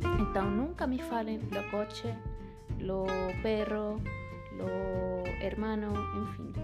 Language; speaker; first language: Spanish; non-native, fluent; Portuguese